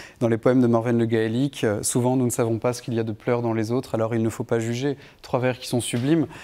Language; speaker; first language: French; native; French